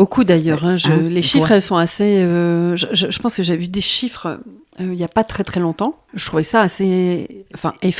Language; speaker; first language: French; native; French